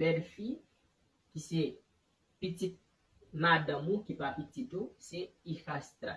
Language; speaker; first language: French; non-native, learner; Haitian Creole